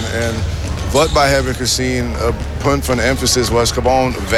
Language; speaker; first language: Dutch; non-native, learner; English